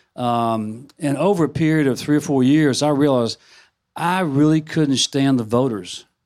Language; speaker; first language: English; native; English